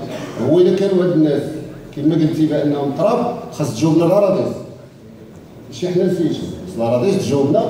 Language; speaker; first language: Arabic; native; Arabic